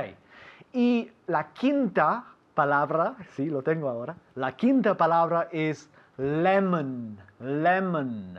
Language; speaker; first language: Spanish; non-native, fluent; English